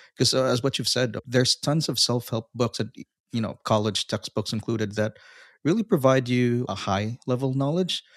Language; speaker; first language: English; non-native, local second language; Filipino